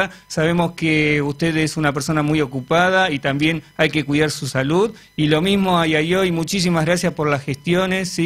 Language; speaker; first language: Spanish; native; Spanish